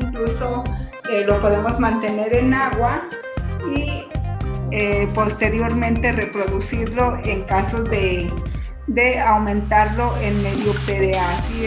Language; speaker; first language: Spanish; native; Spanish